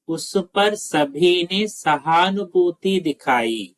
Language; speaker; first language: Hindi; non-native, local second language; Telugu